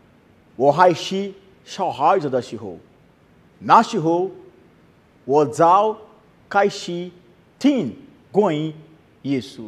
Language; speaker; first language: Chinese; non-native, learner; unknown